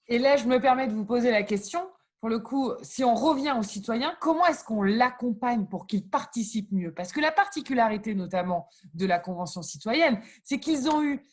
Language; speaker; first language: French; native; French